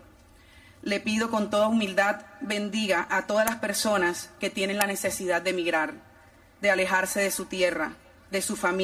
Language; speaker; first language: Spanish; native; Spanish